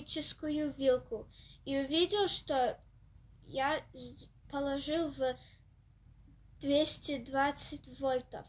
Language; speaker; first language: Russian; early bilingual, heritage; Russian